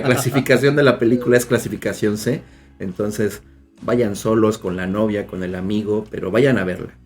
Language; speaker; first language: Spanish; native; Spanish